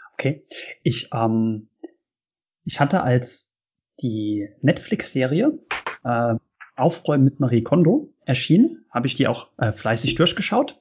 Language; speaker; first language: German; native; German